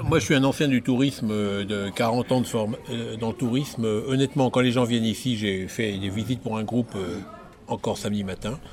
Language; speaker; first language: French; native; French